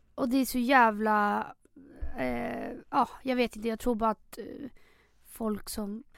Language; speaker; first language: Swedish; early bilingual, other home language; Spanish